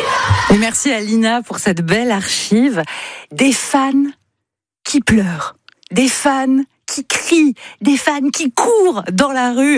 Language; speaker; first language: French; native; French